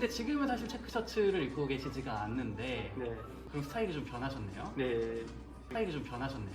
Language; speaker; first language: Korean; native; Korean